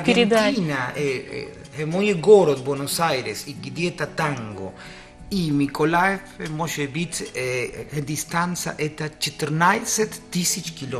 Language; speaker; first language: Russian; non-native, learner; Spanish